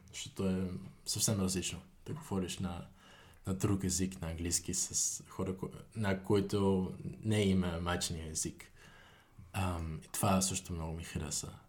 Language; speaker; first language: Bulgarian; non-native, fluent; Dutch